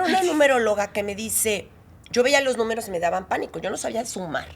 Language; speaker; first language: Spanish; native; Spanish